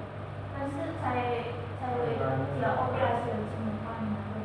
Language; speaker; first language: Chinese; non-native, learner; Indonesian